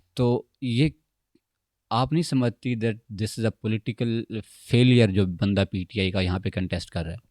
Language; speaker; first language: Urdu; non-native, local second language; Saraiki